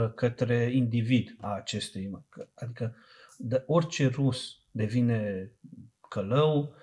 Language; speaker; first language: Romanian; non-native, local second language; Serbian